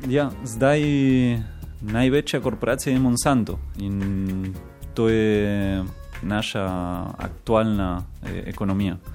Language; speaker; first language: Slovenian; non-native, learner; Spanish